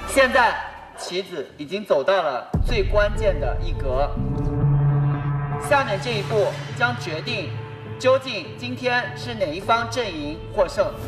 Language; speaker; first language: Chinese; native; Chinese